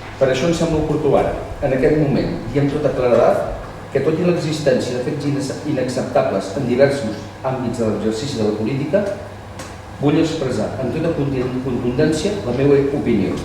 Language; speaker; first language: Catalan; native; Catalan